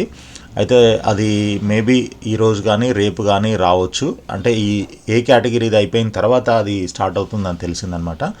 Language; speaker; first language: Telugu; native; Telugu